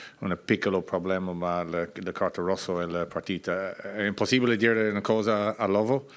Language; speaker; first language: Italian; non-native, learner; English